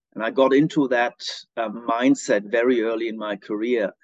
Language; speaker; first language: English; non-native, fluent; German